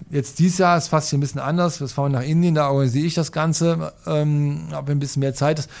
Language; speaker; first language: German; native; German